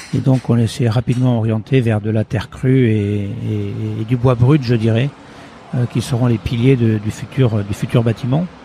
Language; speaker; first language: French; early bilingual, other home language; Portuguese